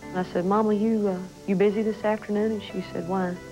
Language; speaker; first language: English; native; English